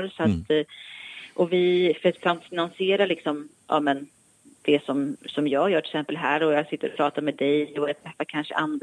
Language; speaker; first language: Swedish; native; Swedish